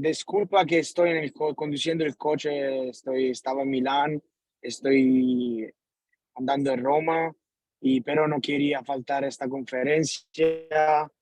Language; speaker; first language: Spanish; non-native, learner; Italian